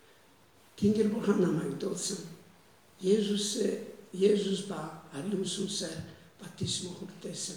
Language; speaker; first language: Mongolian; non-native, fluent; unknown